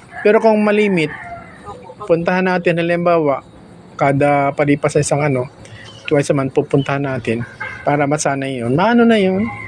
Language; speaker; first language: Filipino; native; Filipino